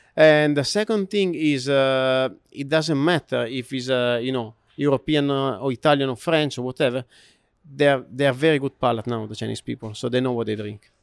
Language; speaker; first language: English; non-native, learner; Italian